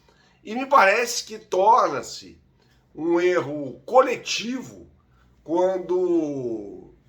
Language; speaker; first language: Portuguese; native; Portuguese